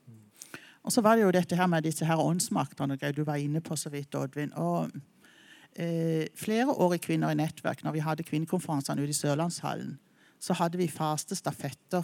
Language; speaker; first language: Norwegian; native; Norwegian